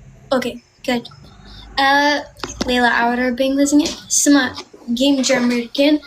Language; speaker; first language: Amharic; non-native, learner; English